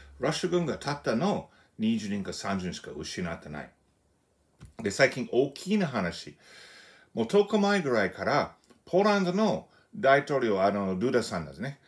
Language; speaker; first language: Japanese; non-native, fluent; English